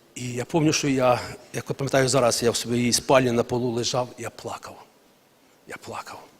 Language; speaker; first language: Ukrainian; non-native, local second language; Russian